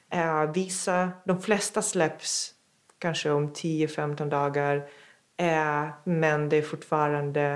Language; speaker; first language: Swedish; non-native, fluent; Russian